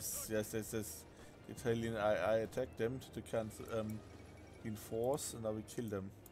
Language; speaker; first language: English; non-native, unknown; German